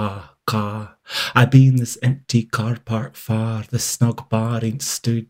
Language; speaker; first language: English; native; English